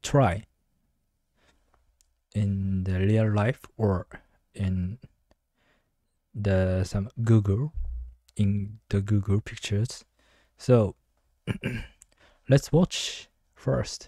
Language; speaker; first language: English; non-native, learner; Japanese